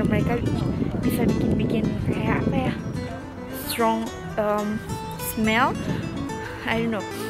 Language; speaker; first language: English; non-native, fluent; Indonesian